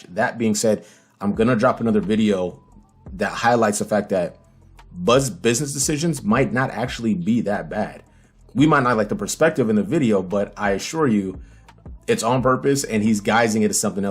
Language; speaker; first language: English; native; English